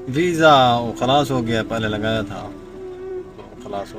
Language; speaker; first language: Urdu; non-native, local second language; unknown